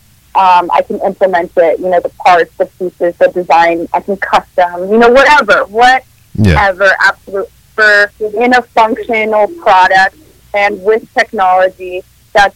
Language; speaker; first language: English; early bilingual, other home language; Spanish